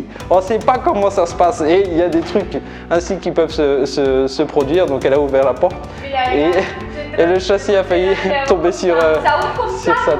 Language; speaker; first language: French; native; French